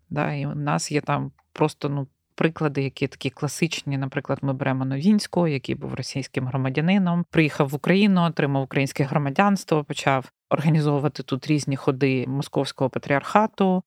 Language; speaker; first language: Ukrainian; native; Ukrainian